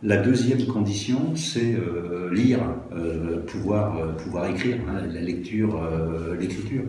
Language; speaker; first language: French; native; French